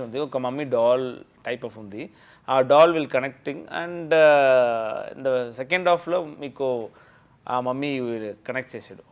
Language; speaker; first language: Telugu; non-native, learner; Tamil